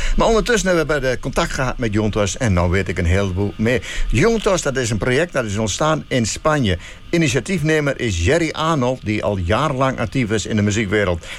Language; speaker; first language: Dutch; native; Dutch